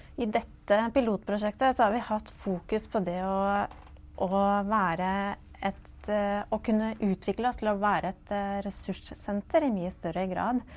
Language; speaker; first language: Norwegian; native; Norwegian